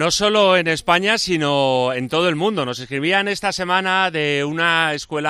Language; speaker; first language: Spanish; native; Spanish